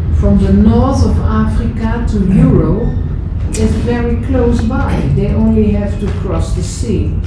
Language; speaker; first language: English; non-native, fluent; Dutch